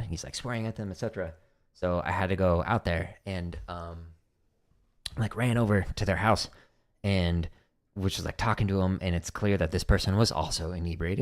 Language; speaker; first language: English; native; English